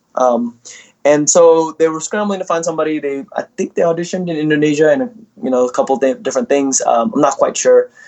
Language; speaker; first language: English; early bilingual, other home language; Indonesian